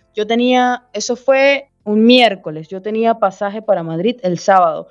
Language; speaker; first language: Spanish; native; Spanish